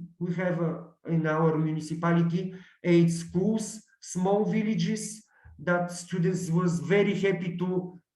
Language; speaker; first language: English; non-native, learner; Bulgarian